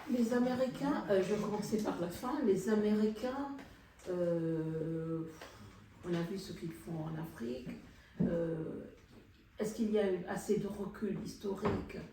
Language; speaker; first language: French; non-native, local second language; Comorian